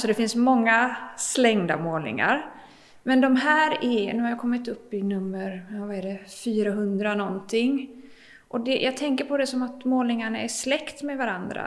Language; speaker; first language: Swedish; native; Swedish